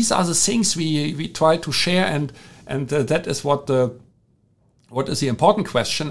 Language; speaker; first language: English; non-native, fluent; German